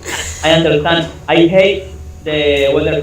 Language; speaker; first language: English; non-native, learner; Spanish